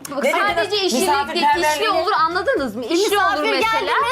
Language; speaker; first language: Turkish; native; Turkish